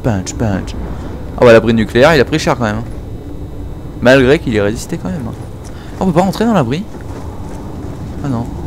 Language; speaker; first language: French; native; French